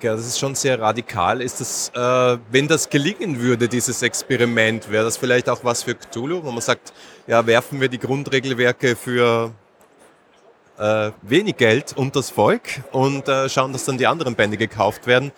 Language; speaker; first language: German; native; German